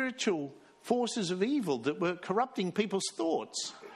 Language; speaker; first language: English; native; English